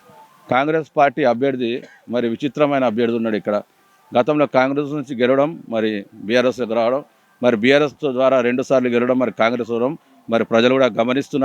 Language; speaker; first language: Telugu; native; Telugu